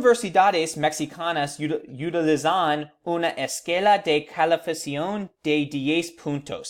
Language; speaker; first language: Spanish; non-native, learner; English